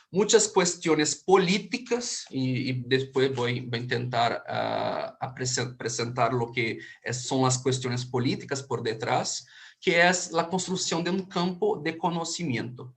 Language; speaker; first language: Spanish; non-native, fluent; Portuguese